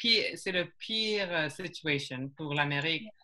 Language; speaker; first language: French; non-native, learner; English